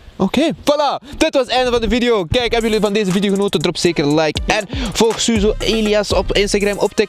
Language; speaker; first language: Dutch; native; Dutch